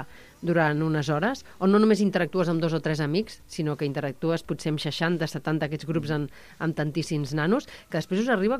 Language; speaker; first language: Catalan; native; Catalan